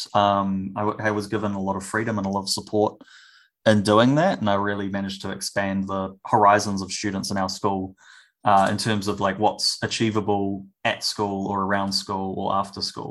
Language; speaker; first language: English; native; English